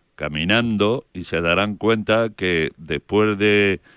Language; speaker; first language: Spanish; native; Spanish